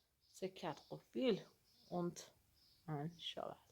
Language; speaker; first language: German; non-native, learner; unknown